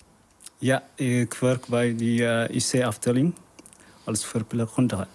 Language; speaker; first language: Dutch; non-native, learner; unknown